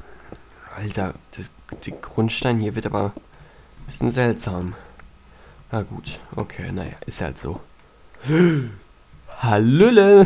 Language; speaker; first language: German; native; German